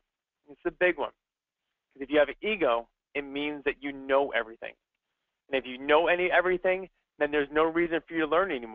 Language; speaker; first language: English; native; English